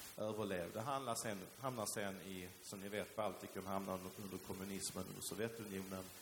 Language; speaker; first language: Swedish; early bilingual, other home language; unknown